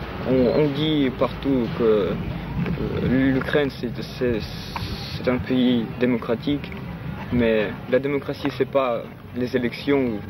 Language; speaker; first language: French; non-native, fluent; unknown